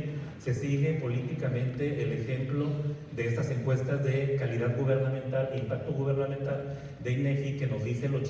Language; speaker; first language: Spanish; native; Spanish